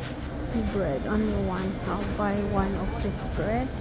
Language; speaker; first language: English; non-native, local second language; Filipino